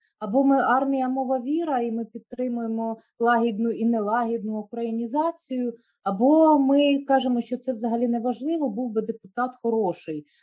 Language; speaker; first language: Ukrainian; native; Ukrainian